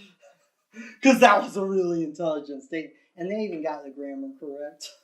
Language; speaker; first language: English; native; English